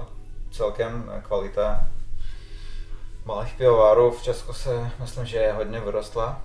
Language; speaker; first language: Czech; non-native, fluent; Russian